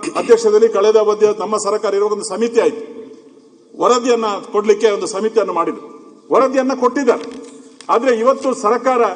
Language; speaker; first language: Kannada; non-native, local second language; Tulu